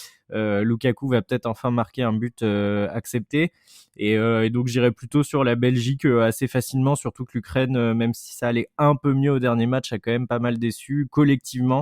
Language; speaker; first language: French; native; French